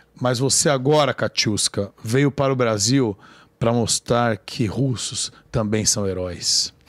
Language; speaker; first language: Portuguese; native; Portuguese